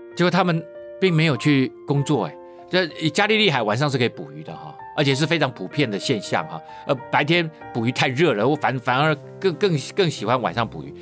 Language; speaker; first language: Chinese; native; Chinese